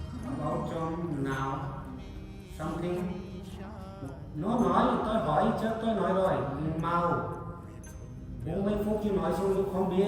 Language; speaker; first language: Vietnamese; non-native, learner; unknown